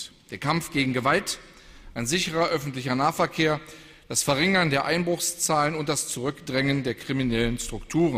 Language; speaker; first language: German; native; German